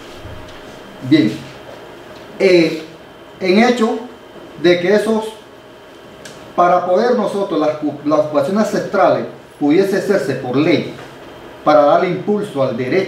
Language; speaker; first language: Spanish; non-native, local second language; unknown